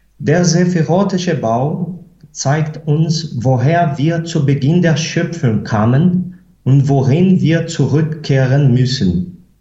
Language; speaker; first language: German; non-native, fluent; Portuguese